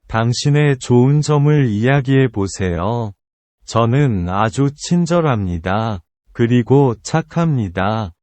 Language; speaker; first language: Korean; non-native, learner; Vietnamese